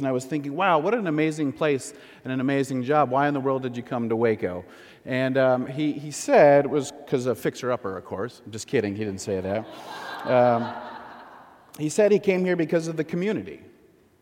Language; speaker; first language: English; native; English